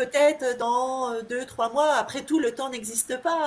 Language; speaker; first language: French; native; French